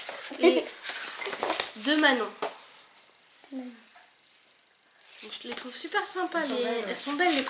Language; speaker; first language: French; native; French